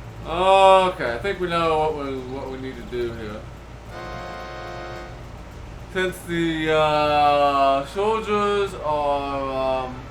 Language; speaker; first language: English; native; English